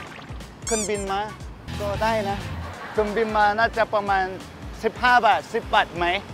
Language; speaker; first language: Thai; non-native, fluent; Korean